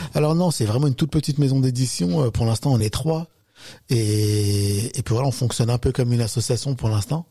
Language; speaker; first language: French; native; French